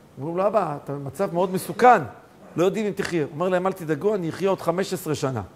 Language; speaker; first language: Hebrew; native; Hebrew